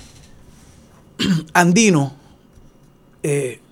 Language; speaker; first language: Spanish; native; Spanish